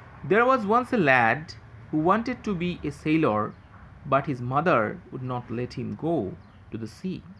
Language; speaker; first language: English; non-native, local second language; Bangla